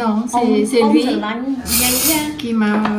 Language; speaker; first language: French; non-native, fluent; Khmer